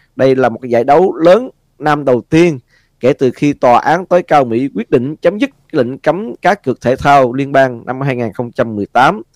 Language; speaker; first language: Vietnamese; early bilingual, heritage; Vietnamese